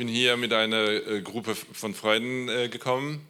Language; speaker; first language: German; non-native, learner; Polish